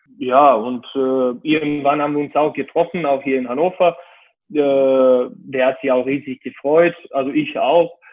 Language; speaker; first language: German; non-native, fluent; Serbian